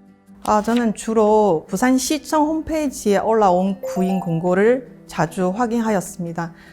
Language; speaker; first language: Korean; non-native, fluent; Chinese